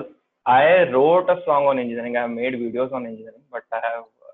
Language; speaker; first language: English; non-native, local second language; Kannada